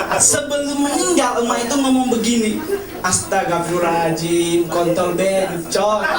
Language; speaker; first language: Indonesian; native; Indonesian